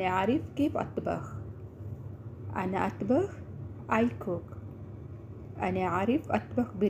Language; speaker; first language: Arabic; non-native, learner; Hindi